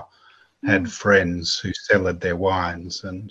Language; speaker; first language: English; native; English